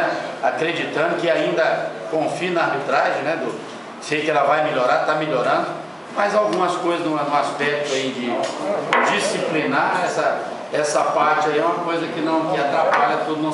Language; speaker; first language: Portuguese; native; Portuguese